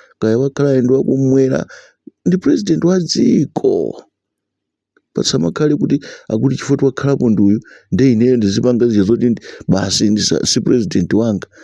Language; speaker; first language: Nyanja; native; Nyanja